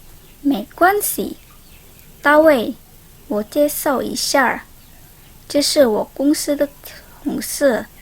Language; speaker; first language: Chinese; non-native, learner; Indonesian